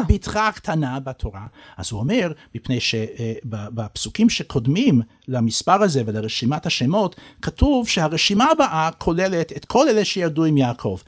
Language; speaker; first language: Hebrew; non-native, fluent; English